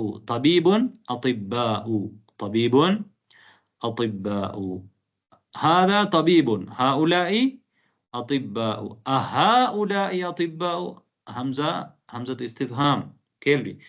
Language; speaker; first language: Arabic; non-native, fluent; Tamil